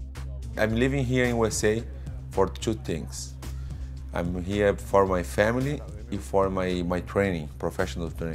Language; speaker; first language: English; non-native, learner; Portuguese